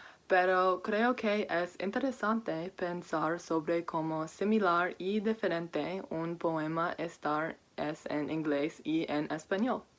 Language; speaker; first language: Spanish; non-native, learner; English